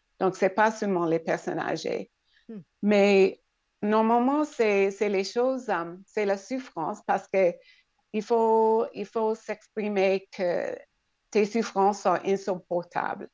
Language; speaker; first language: French; non-native, local second language; English